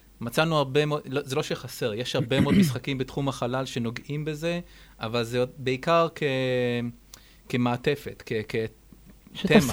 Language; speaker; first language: Hebrew; native; Hebrew